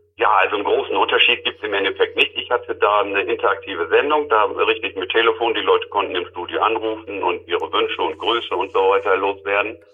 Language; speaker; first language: German; native; German